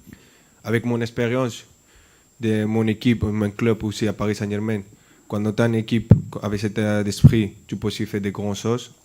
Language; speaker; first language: French; non-native, fluent; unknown